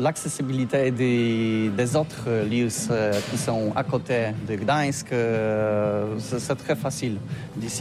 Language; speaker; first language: French; non-native, learner; Polish